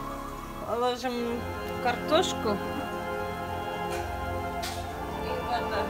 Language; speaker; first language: Russian; non-native, learner; Tajik